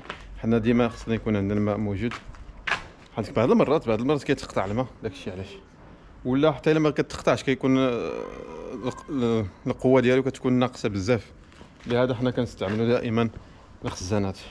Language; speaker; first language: Arabic; native; Arabic